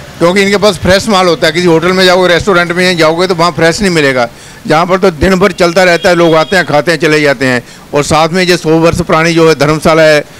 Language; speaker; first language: Hindi; native; Hindi